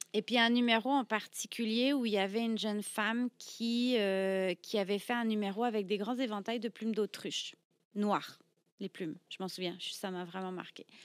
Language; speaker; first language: French; native; French